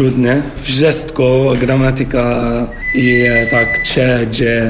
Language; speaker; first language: Polish; non-native, learner; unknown